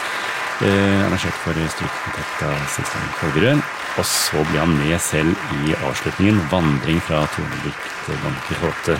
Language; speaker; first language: Norwegian; native; Norwegian